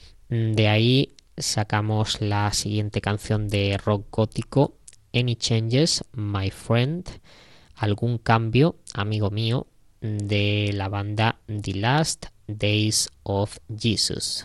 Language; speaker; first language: Spanish; native; Spanish